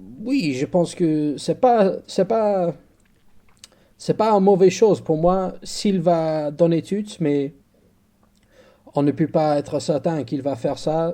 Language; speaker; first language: French; non-native, fluent; English